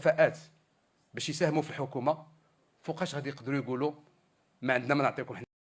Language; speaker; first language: Arabic; native; Arabic